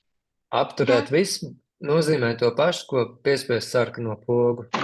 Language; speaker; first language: Latvian; native; Latvian